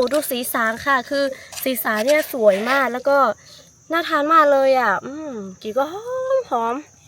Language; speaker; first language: Thai; non-native, local second language; Lahu